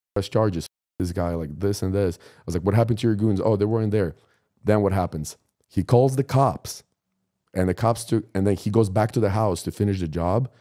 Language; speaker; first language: English; non-native, fluent; Ukrainian